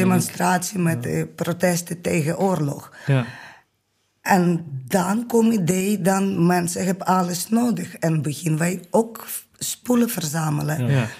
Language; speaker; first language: Dutch; non-native, learner; Ukrainian